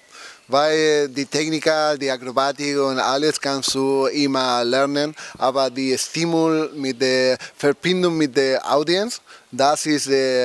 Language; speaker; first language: German; non-native, learner; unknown